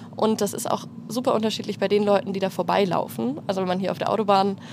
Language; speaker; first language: German; native; German